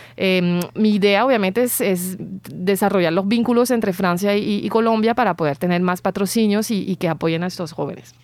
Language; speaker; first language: Spanish; non-native, fluent; French